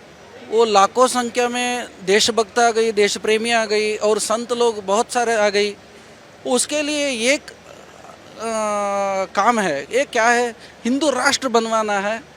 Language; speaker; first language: Hindi; non-native, local second language; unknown